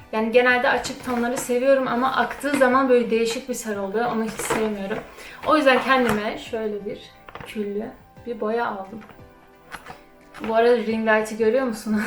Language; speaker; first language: Turkish; early bilingual, other home language; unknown